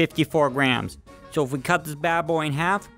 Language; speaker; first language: English; native; English